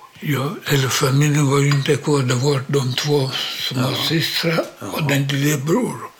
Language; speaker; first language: Swedish; non-native, learner; Polish